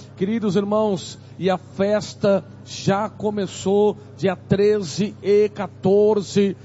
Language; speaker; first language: Portuguese; native; Portuguese